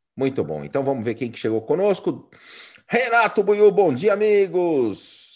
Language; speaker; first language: Portuguese; native; Portuguese